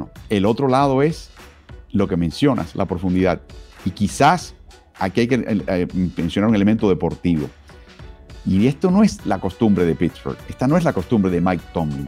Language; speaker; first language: Spanish; native; Spanish